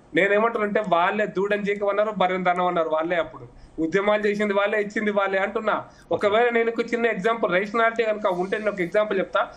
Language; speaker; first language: Telugu; native; Telugu